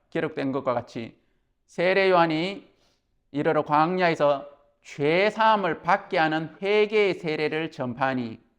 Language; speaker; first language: Korean; native; Korean